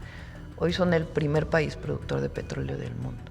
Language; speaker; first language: Spanish; native; Spanish